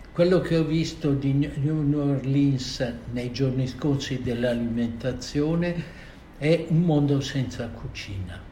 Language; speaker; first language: Italian; native; Italian